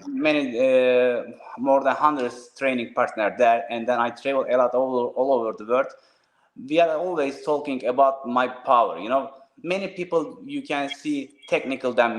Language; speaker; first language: English; non-native, learner; Turkish